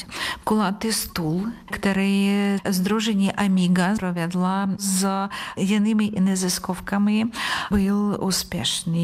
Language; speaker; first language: Czech; non-native, learner; Ukrainian